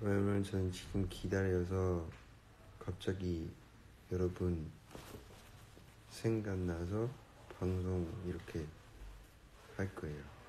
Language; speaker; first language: Korean; non-native, learner; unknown